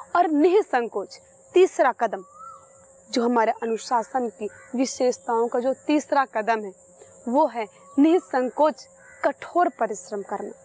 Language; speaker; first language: Hindi; native; Hindi